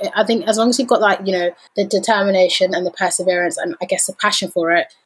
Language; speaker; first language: English; early bilingual, other home language; Danish